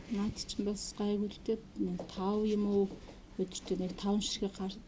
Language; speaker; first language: Mongolian; non-native, local second language; Kazakh